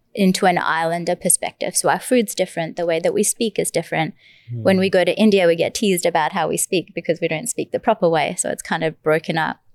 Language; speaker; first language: English; early bilingual, other home language; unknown